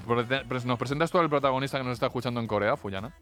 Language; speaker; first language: Spanish; native; Spanish